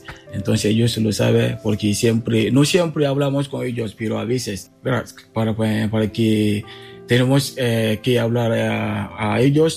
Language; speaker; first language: Spanish; non-native, learner; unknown